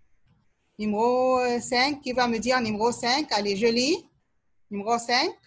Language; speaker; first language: French; non-native, fluent; Arabic